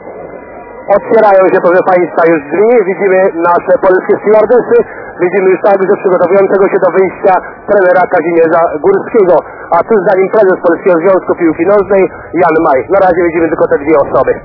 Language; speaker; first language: Polish; native; Polish